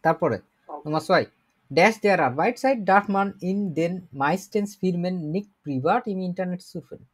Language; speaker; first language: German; non-native, fluent; Bangla